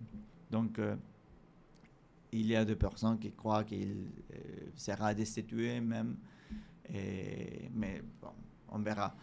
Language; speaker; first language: French; non-native, fluent; Spanish